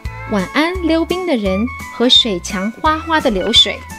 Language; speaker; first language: Chinese; early bilingual, other home language; English